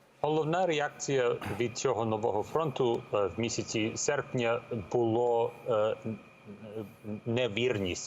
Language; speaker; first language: Ukrainian; early bilingual, heritage; Ukrainian